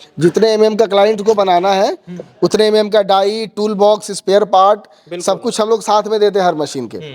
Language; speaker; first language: Hindi; native; Hindi